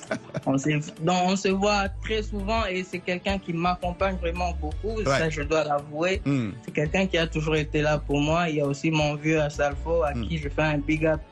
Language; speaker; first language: French; non-native, local second language; Swahili